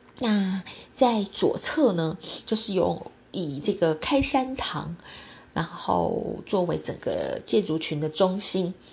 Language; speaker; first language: Chinese; native; Chinese